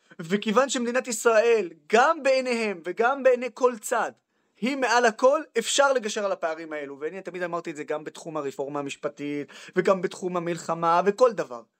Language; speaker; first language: Hebrew; non-native, local second language; Arabic